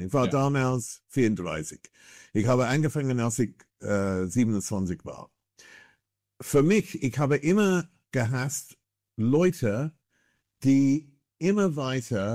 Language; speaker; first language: German; non-native, fluent; English